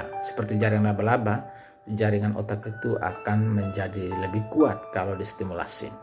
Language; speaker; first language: Indonesian; native; Indonesian